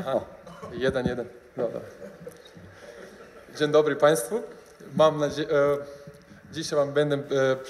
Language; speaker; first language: Polish; non-native, learner; Serbian